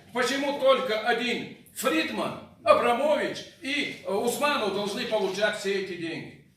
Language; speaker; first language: Russian; non-native, local second language; Chechen